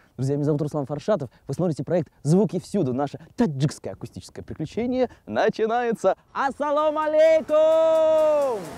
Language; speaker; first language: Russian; native; Russian